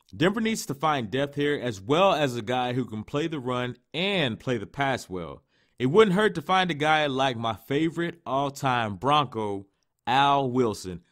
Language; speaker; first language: English; native; English